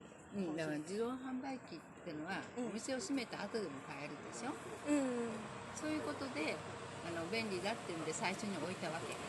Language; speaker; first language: Japanese; native; Japanese